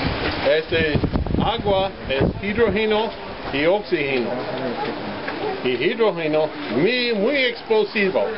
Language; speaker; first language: Spanish; non-native, learner; English